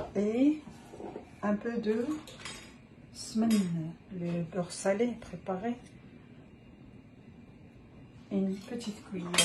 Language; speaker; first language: French; non-native, local second language; Arabic